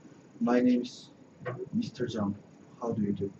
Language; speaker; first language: English; non-native, learner; Korean